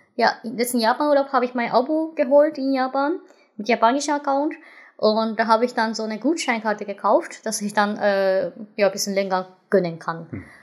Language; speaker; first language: German; non-native, fluent; Japanese